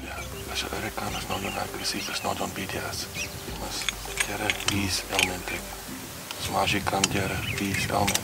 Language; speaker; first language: Hungarian; non-native, learner; Afrikaans